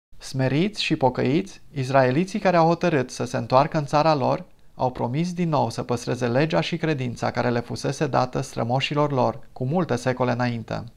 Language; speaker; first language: Romanian; non-native, fluent; English